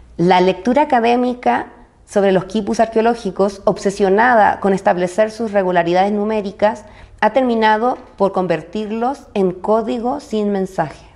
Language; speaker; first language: Spanish; native; Spanish